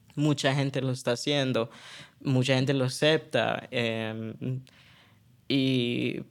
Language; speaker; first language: Spanish; early bilingual, heritage; Spanish